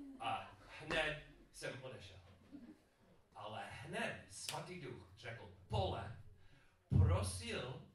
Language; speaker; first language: Czech; non-native, learner; English